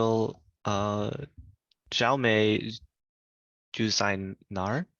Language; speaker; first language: Chinese; non-native, learner; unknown